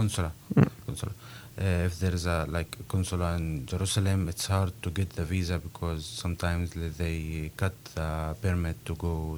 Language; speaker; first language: English; non-native, learner; Arabic